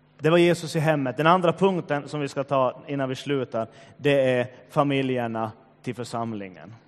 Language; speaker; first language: Swedish; native; Swedish